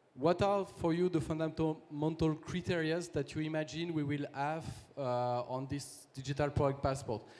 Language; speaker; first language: English; non-native, fluent; French